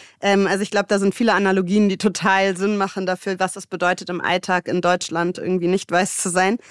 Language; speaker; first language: German; native; German